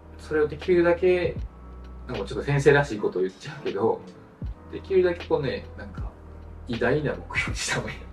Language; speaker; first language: Japanese; native; Japanese